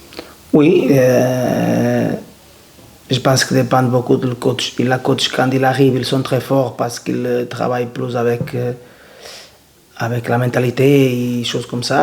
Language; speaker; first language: French; non-native, learner; Portuguese